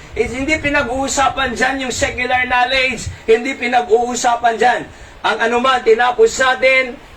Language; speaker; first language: Filipino; non-native, local second language; Iloko